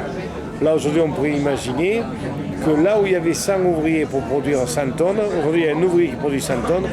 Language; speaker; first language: French; native; French